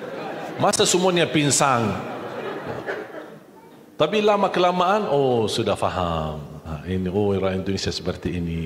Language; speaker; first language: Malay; non-native, fluent; Arabic